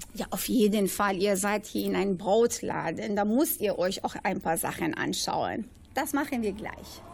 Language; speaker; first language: German; non-native, fluent; Persian